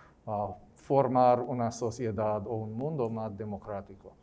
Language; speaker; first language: Spanish; non-native, fluent; English